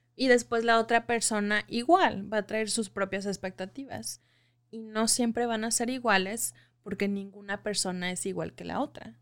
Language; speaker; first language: Spanish; early bilingual, heritage; Spanish